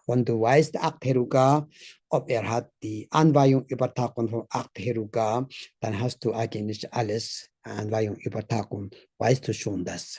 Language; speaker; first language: German; non-native, learner; Tibetan